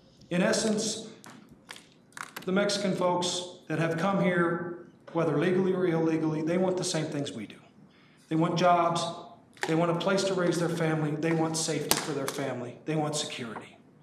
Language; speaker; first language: English; native; English